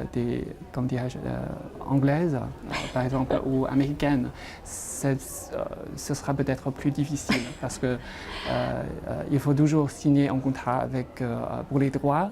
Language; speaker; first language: French; non-native, fluent; Chinese